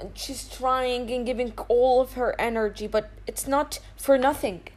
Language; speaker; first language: English; non-native, fluent; Arabic